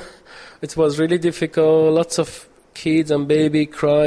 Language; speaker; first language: English; non-native, learner; Persian